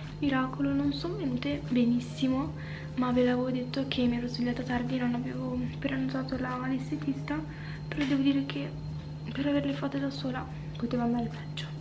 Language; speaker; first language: Italian; native; Italian